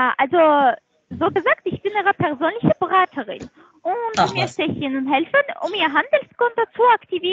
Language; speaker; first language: German; non-native, learner; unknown